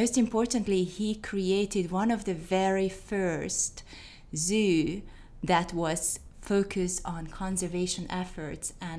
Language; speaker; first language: English; non-native, fluent; Hungarian